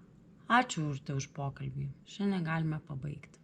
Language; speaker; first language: Lithuanian; non-native, learner; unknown